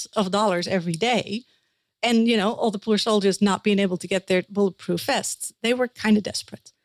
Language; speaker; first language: English; non-native, fluent; Dutch